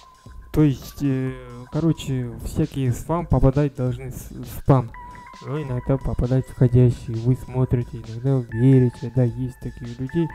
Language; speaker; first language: Russian; non-native, fluent; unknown